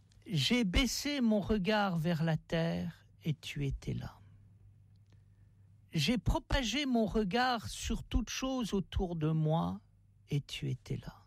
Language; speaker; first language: French; native; French